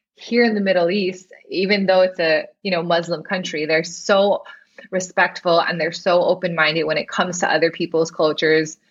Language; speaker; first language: English; native; English